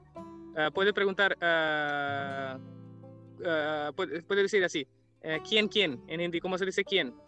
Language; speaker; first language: Spanish; non-native, learner; Hindi